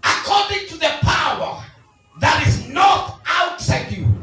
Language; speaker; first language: English; non-native, local second language; Swahili